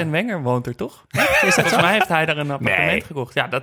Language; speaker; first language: Dutch; native; Dutch